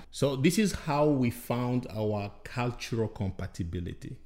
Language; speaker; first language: English; non-native, fluent; Bembe